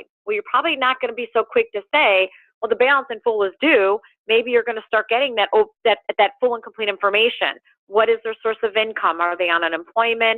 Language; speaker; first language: English; native; English